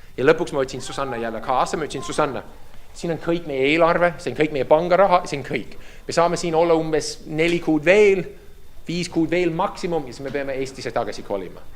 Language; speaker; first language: Estonian; early bilingual, heritage; Estonian